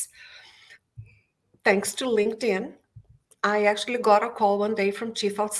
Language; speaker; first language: English; non-native, fluent; Portuguese